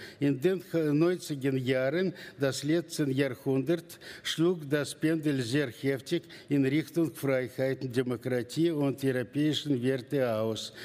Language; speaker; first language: German; non-native, learner; Russian